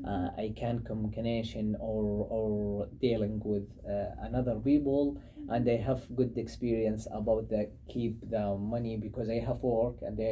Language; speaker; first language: English; non-native, learner; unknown